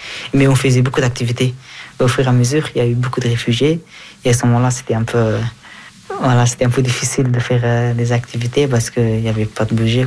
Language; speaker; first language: French; non-native, fluent; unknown